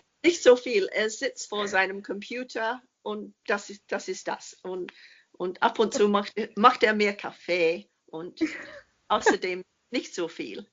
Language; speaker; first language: German; non-native, fluent; English